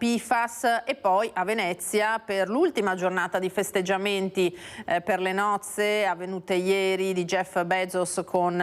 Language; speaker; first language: Italian; native; Italian